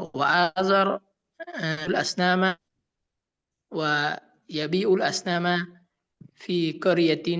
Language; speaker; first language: Arabic; non-native, learner; Bangla